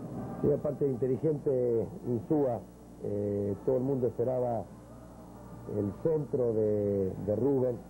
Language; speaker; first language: Spanish; native; Spanish